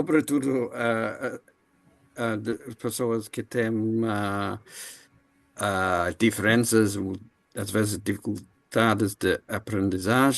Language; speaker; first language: Portuguese; non-native, learner; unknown